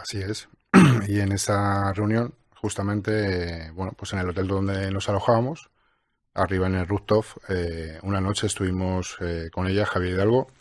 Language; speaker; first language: Spanish; native; Spanish